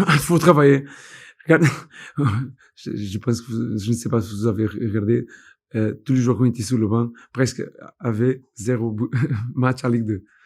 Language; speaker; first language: French; non-native, fluent; Portuguese